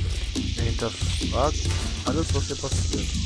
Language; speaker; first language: German; native; German